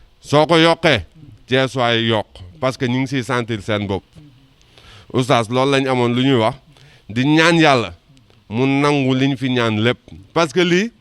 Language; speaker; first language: Wolof; native; Wolof